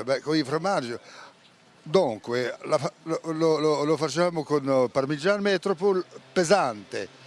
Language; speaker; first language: Italian; non-native, fluent; French